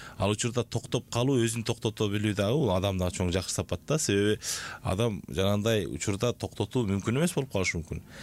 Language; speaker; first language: Kyrgyz; native; Kyrgyz